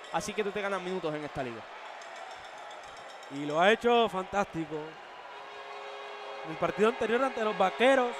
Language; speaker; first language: Spanish; native; Spanish